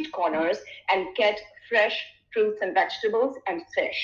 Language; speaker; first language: English; non-native, local second language; Bangla